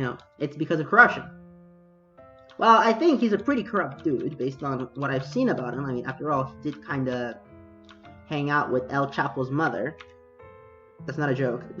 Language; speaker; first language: English; native; English